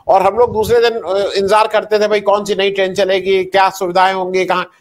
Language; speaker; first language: Hindi; native; Hindi